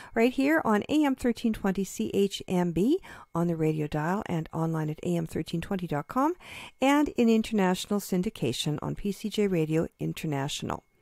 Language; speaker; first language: English; early bilingual, other home language; Ukrainian